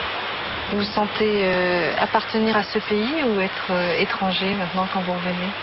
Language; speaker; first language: French; native; French